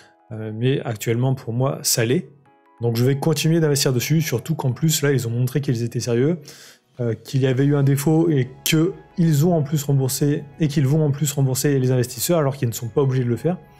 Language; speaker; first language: French; native; French